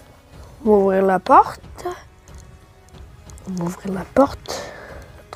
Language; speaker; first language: French; native; French